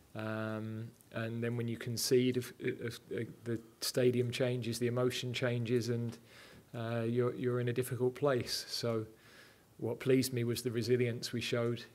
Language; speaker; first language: English; native; English